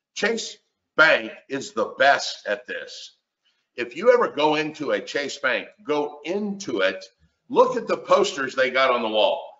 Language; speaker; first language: English; native; English